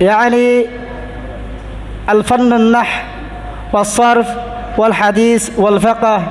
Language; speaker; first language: Arabic; non-native, learner; Rohingya